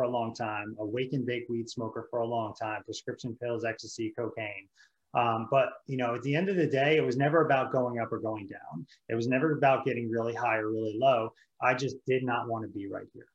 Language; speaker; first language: English; native; English